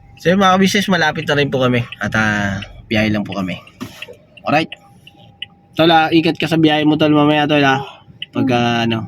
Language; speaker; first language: Filipino; native; Filipino